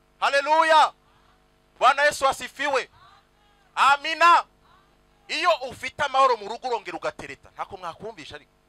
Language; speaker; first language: Kinyarwanda; native; Kinyarwanda